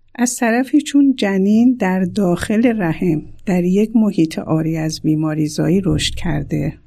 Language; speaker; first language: Persian; native; Persian